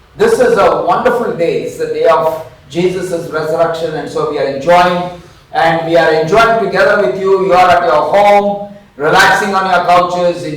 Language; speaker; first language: English; non-native, local second language; Kannada